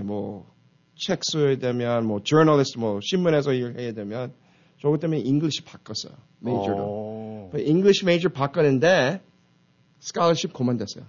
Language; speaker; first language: Korean; early bilingual, heritage; Korean